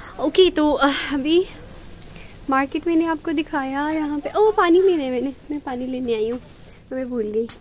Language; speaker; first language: Urdu; non-native, local second language; Khowar